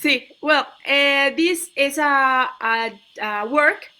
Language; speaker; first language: English; non-native, learner; Spanish